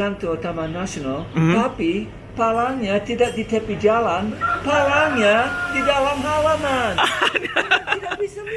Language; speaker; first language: Indonesian; non-native, fluent; English